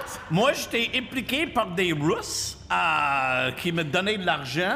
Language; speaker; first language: French; non-native, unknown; English